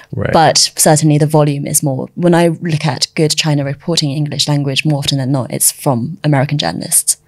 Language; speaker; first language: English; early bilingual, other home language; Chinese